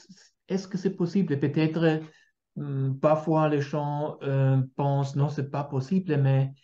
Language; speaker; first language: French; non-native, fluent; German